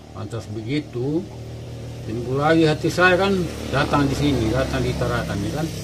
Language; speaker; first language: Indonesian; non-native, local second language; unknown